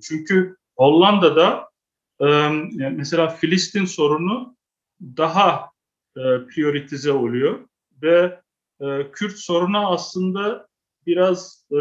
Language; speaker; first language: Turkish; early bilingual, heritage; Turkish